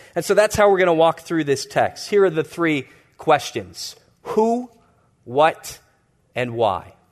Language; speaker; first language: English; native; English